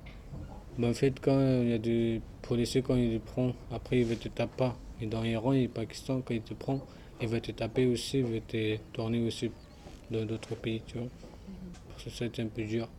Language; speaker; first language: French; non-native, learner; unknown